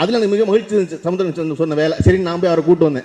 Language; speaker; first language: Tamil; native; Tamil